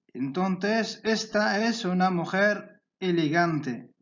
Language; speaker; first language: Spanish; non-native, fluent; Arabic